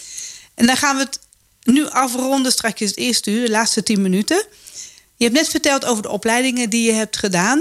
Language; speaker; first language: Dutch; native; Dutch